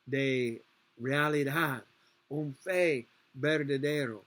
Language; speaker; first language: Spanish; non-native, learner; English